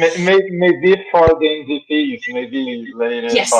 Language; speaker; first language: English; non-native, fluent; Portuguese